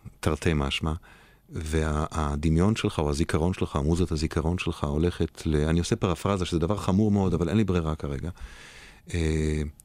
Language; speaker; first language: Hebrew; native; Hebrew